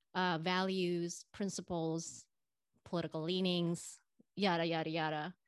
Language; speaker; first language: English; non-native, fluent; Indonesian